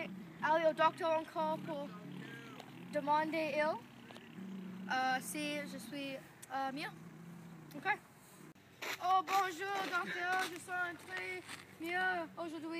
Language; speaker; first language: French; non-native, learner; English